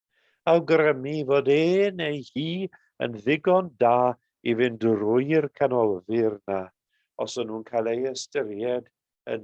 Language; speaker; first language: Welsh; native; Welsh